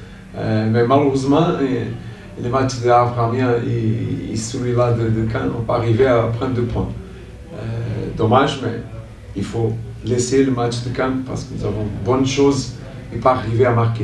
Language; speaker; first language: French; non-native, fluent; Portuguese